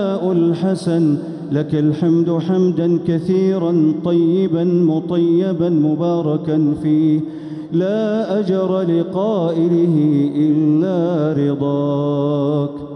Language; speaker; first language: Arabic; native; Arabic